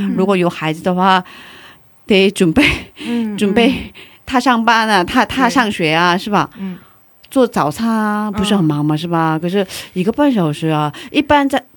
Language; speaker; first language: Chinese; native; Chinese